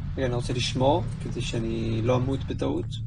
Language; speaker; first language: Hebrew; native; Hebrew